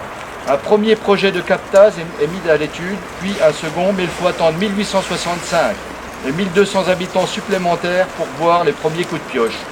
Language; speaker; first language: French; native; French